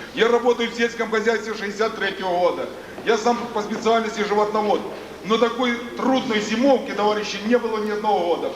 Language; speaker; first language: Russian; native; Russian